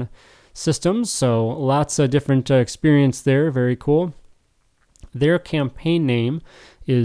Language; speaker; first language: English; native; English